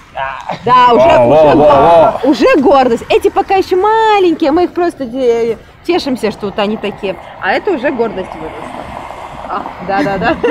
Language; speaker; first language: Russian; native; Russian